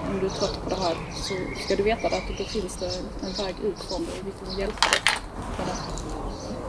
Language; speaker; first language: Swedish; native; Swedish